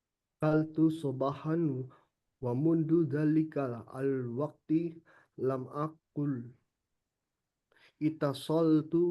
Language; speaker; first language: Arabic; non-native, learner; Indonesian